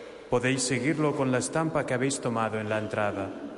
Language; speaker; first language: Spanish; non-native, local second language; Catalan